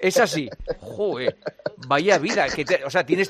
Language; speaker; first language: Spanish; native; Spanish